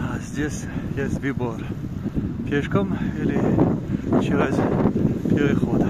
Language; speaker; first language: Russian; non-native, learner; French